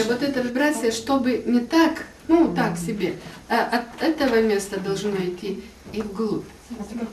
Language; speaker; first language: Russian; non-native, fluent; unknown